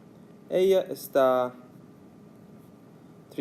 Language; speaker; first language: Spanish; non-native, fluent; English